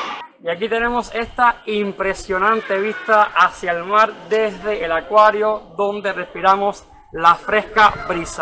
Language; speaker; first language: Spanish; native; Spanish